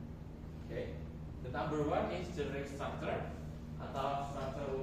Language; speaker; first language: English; non-native, fluent; Indonesian